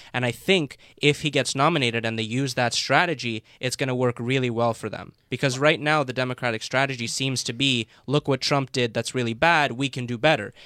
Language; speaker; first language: English; native; English